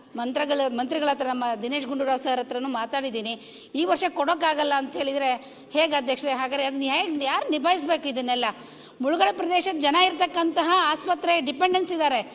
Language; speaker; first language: Kannada; native; Kannada